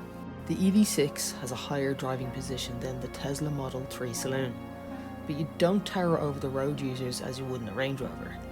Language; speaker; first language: English; native; English